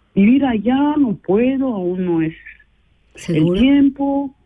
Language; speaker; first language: Spanish; non-native, fluent; Portuguese